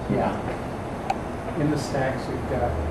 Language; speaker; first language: English; native; English